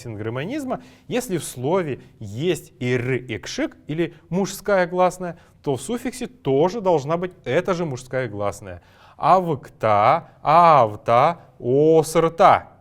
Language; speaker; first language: Russian; native; Russian